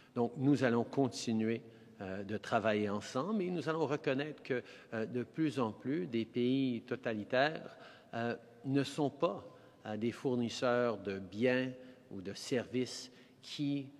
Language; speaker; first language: French; early bilingual, heritage; French